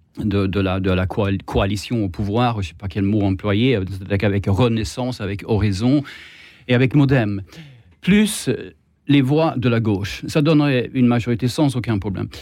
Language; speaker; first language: French; non-native, fluent; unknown